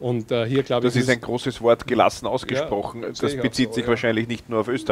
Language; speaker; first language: German; native; German